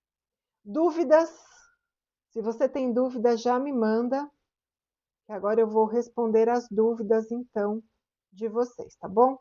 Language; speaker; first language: Portuguese; native; Portuguese